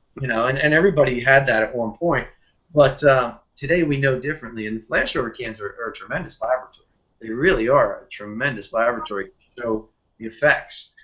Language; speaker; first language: English; native; English